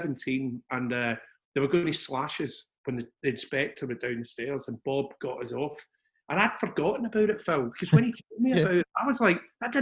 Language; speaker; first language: English; native; English